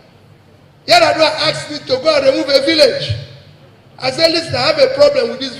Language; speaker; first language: English; non-native, local second language; Igbo